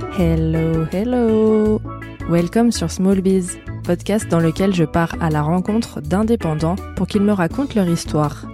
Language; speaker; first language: French; native; French